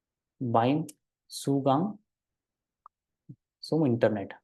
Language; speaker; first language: German; non-native, fluent; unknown